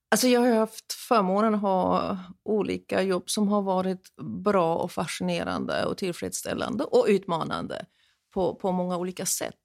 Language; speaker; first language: Swedish; non-native, fluent; German